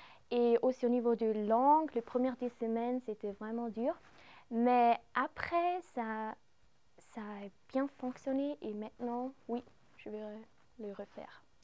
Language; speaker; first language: French; non-native, local second language; German